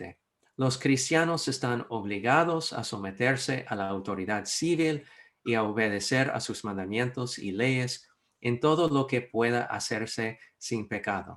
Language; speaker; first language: Spanish; non-native, fluent; English